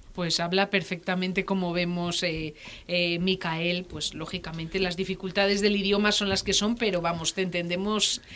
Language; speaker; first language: Spanish; native; Spanish